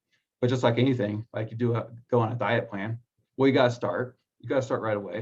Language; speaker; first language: English; native; English